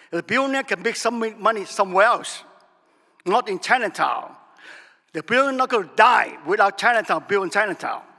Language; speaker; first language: English; non-native, learner; Vietnamese